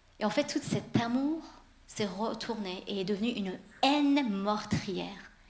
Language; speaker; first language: French; early bilingual, other home language; Persian